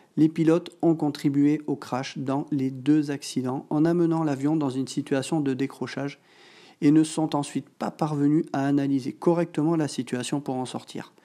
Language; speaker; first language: French; native; French